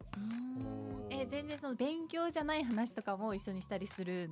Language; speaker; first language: Japanese; native; Japanese